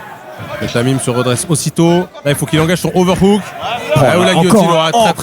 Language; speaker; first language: French; native; French